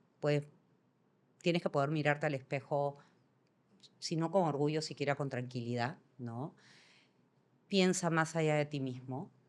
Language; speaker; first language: Spanish; native; Spanish